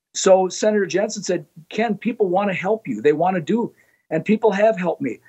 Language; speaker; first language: English; native; English